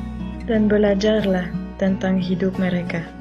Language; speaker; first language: Indonesian; non-native, fluent; French